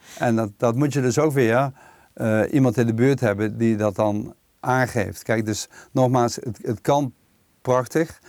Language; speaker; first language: Dutch; native; Dutch